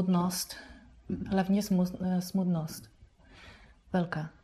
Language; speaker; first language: Czech; non-native, fluent; Spanish